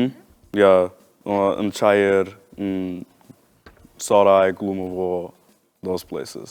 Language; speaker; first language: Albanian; non-native, learner; English